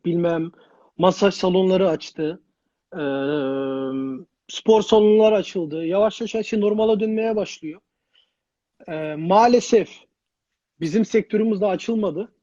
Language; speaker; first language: Turkish; early bilingual, heritage; Turkish